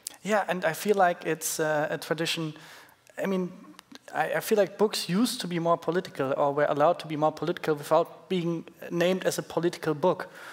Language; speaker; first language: English; non-native, fluent; German